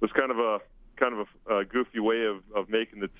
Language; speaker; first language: English; native; English